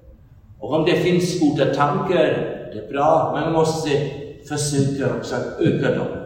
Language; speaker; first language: Swedish; non-native, fluent; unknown